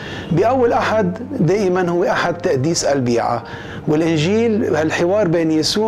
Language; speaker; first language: Arabic; native; Arabic